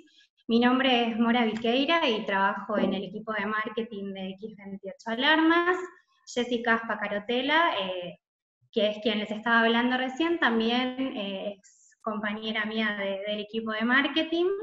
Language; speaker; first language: Spanish; native; Spanish